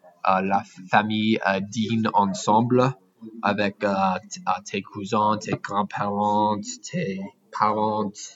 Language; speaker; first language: French; non-native, learner; English